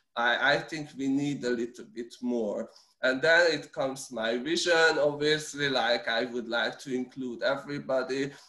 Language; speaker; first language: English; early bilingual, other home language; Hungarian